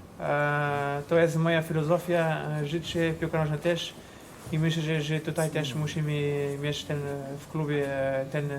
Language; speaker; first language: Polish; non-native, fluent; Portuguese